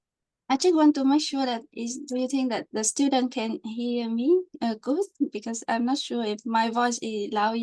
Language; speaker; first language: English; non-native, fluent; Vietnamese